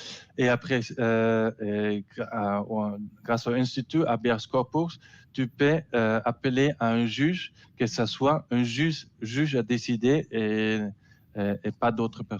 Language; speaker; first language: French; non-native, learner; German